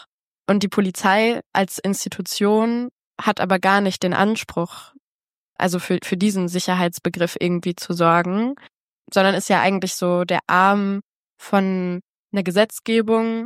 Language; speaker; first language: German; native; German